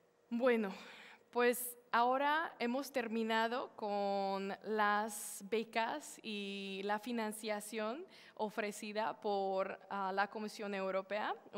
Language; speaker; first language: Spanish; non-native, fluent; Slovak